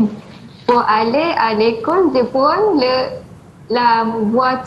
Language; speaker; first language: French; non-native, learner; Malay